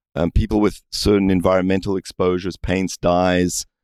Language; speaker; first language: English; native; English